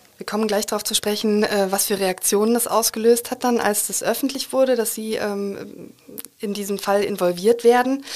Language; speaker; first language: German; native; German